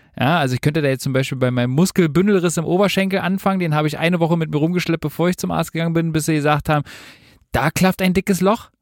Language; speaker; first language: German; native; German